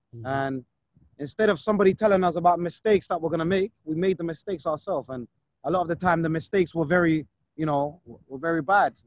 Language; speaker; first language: English; native; English